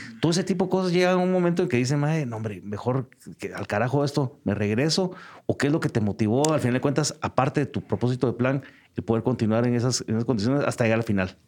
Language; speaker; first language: Spanish; native; Spanish